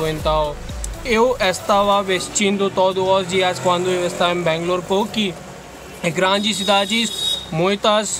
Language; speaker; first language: Portuguese; non-native, learner; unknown